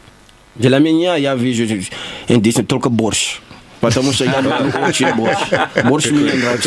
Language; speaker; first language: Russian; non-native, learner; Lingala